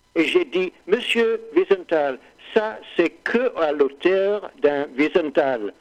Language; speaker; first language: French; non-native, learner; English